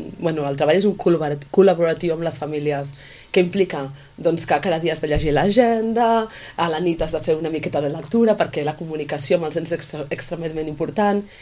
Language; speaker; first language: Catalan; non-native, fluent; English